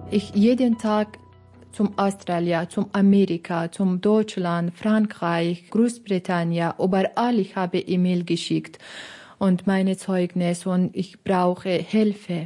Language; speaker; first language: German; non-native, learner; Persian